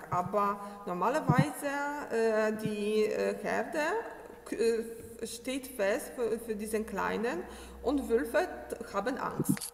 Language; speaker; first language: German; non-native, learner; Polish